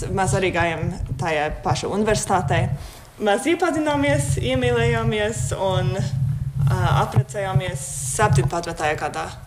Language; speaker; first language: Latvian; non-native, fluent; English